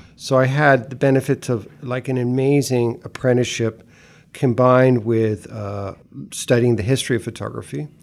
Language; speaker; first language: English; native; English